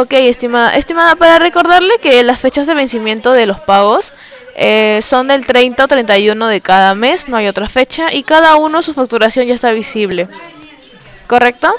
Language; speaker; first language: Spanish; native; Spanish